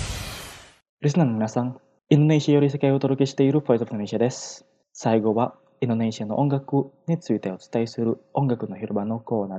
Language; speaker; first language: Japanese; non-native, fluent; Indonesian